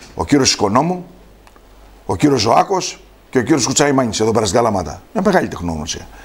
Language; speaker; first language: Greek; native; Greek